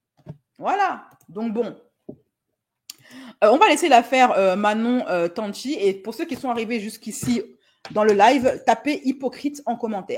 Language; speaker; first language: French; native; French